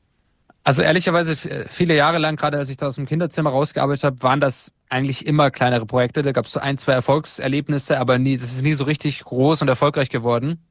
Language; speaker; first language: German; native; German